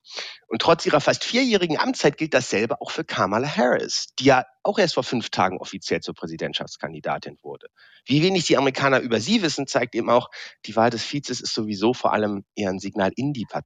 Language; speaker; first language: German; native; German